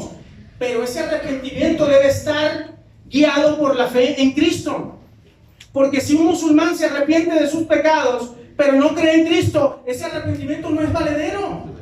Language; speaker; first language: Spanish; native; Spanish